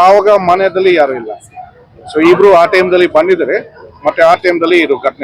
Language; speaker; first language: Kannada; non-native, fluent; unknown